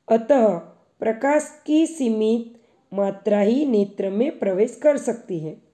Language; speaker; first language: Hindi; non-native, local second language; Gujarati